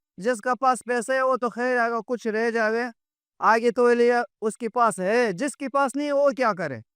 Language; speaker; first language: Urdu; non-native, fluent; Pashto